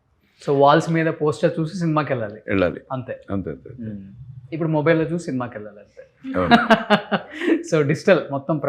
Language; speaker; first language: Telugu; native; Telugu